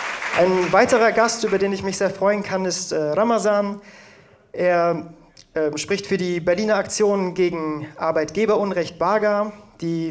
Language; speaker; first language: German; native; German